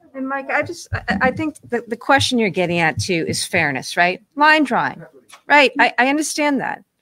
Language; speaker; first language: English; native; English